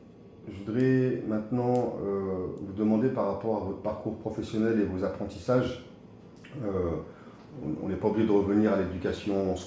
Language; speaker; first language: French; native; French